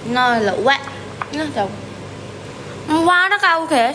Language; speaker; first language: Vietnamese; non-native, learner; Javanese